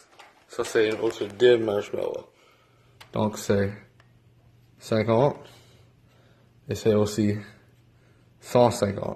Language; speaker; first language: French; non-native, local second language; English